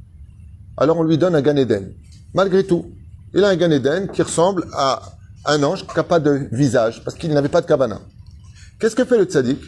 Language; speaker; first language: French; native; French